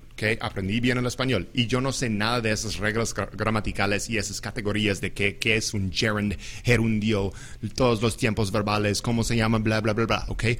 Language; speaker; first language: Spanish; non-native, fluent; English